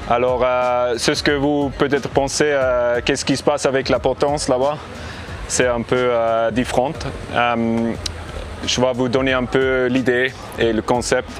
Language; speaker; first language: French; non-native, learner; English